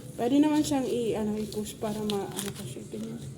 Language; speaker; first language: Filipino; non-native, local second language; Bikol